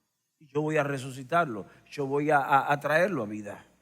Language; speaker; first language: Spanish; native; Spanish